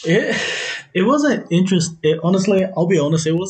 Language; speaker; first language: English; native; English